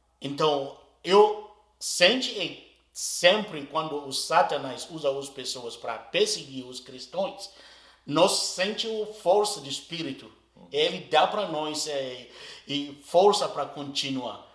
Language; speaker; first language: Portuguese; non-native, learner; Arabic